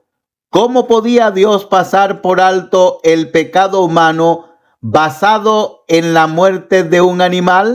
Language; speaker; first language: Spanish; native; Spanish